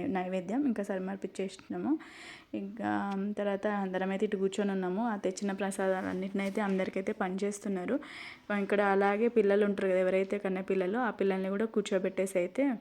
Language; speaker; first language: Telugu; non-native, local second language; Lambadi